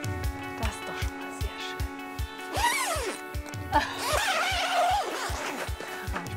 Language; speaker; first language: German; native; German